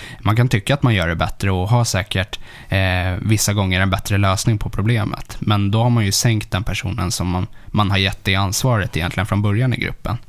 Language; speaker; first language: Swedish; native; Swedish